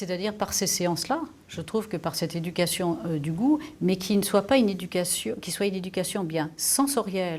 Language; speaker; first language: French; native; French